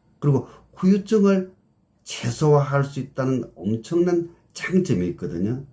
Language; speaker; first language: Korean; native; Korean